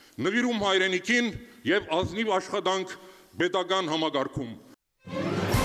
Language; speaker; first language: Armenian; early bilingual, heritage; Armenian